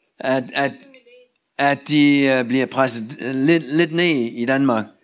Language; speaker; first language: Danish; non-native, learner; Russian